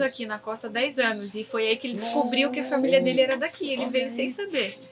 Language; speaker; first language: Portuguese; native; Portuguese